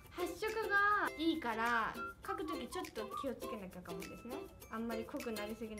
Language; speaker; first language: Japanese; non-native, fluent; Korean